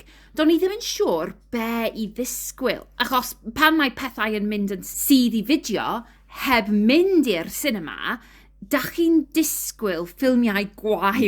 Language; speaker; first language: Welsh; non-native, learner; English